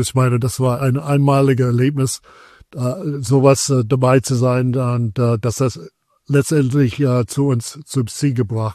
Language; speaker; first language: German; non-native, fluent; English